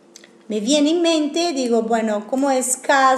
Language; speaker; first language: Spanish; non-native, fluent; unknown